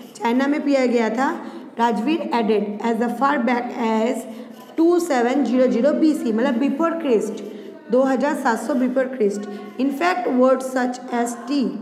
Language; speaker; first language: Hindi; non-native, local second language; Gujarati